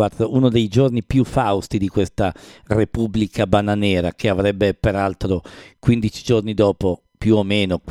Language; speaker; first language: Italian; native; Italian